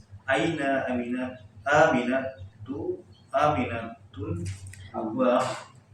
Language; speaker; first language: Arabic; non-native, learner; Indonesian